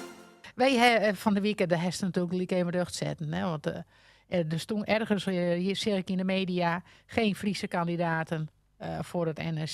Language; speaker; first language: Dutch; non-native, local second language; Western Frisian